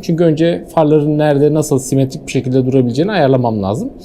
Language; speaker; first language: Turkish; native; Turkish